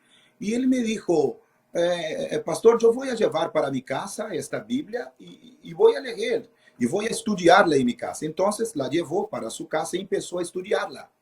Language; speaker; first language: Spanish; non-native, fluent; Portuguese